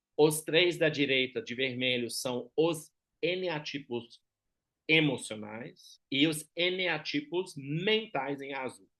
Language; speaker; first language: Portuguese; non-native, fluent; German